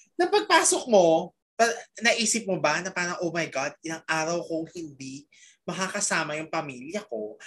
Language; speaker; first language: Filipino; native; Filipino